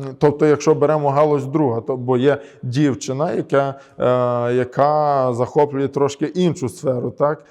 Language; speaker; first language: Ukrainian; early bilingual, heritage; Ukrainian